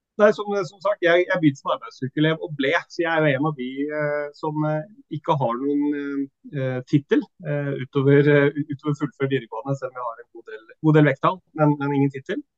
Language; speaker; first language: Norwegian; early bilingual, other home language; Swedish